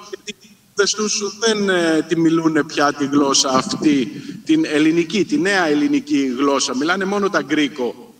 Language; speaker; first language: Greek; native; Greek